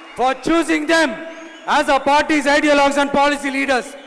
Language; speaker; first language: English; non-native, local second language; Tamil